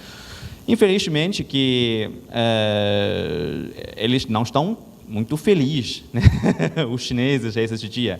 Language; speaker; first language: Portuguese; non-native, learner; Chinese